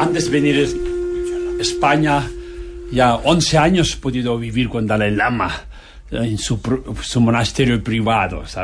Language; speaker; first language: Spanish; non-native, fluent; Tibetan